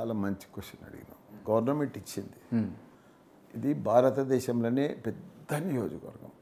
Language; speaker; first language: Telugu; native; Telugu